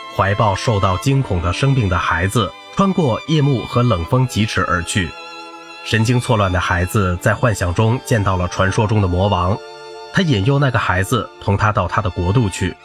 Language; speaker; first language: Chinese; native; Chinese